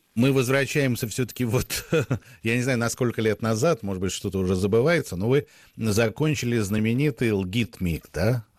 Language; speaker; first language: Russian; native; Russian